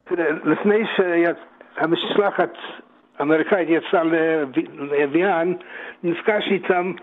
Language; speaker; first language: Hebrew; non-native, fluent; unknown